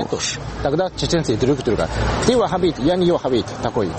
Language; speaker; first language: Russian; non-native, learner; Japanese